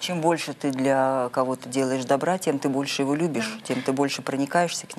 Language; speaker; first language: Russian; native; Russian